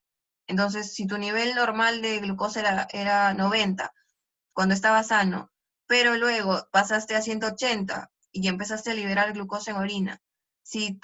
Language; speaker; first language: Spanish; native; Spanish